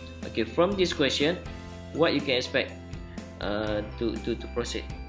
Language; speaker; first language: English; non-native, local second language; Malay